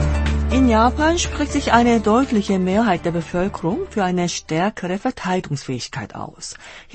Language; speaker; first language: German; non-native, fluent; Korean